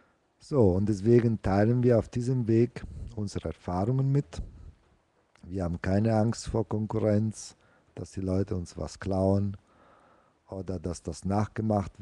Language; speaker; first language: German; non-native, fluent; Italian